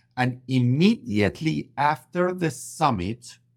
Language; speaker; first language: English; non-native, fluent; Persian